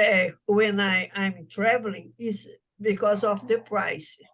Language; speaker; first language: English; non-native, learner; Portuguese